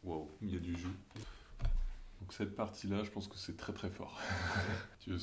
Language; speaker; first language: French; native; French